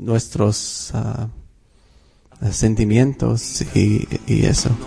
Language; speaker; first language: Spanish; non-native, fluent; English